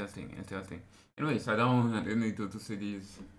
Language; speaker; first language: English; non-native, fluent; French